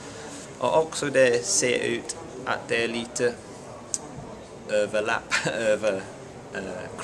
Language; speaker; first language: Swedish; non-native, learner; English